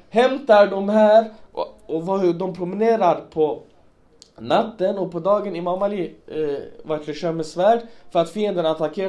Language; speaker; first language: Swedish; early bilingual, other home language; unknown